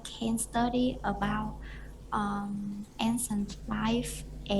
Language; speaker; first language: English; non-native, learner; Vietnamese